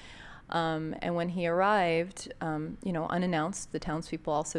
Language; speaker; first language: English; native; English